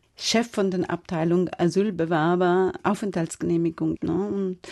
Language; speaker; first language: German; non-native, fluent; Persian